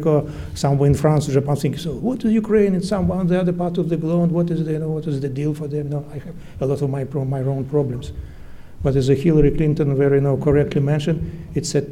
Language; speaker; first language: English; early bilingual, other home language; Russian